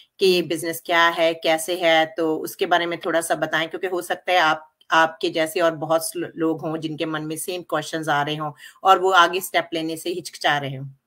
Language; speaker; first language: Hindi; non-native, local second language; Punjabi